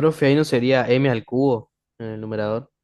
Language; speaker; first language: Spanish; native; Spanish